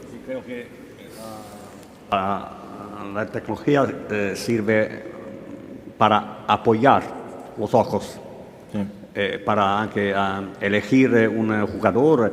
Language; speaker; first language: Spanish; non-native, learner; Italian